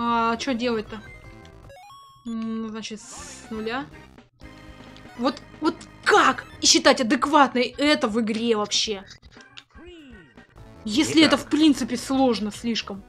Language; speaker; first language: Russian; native; Russian